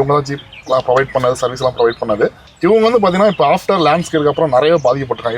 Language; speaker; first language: Tamil; native; Tamil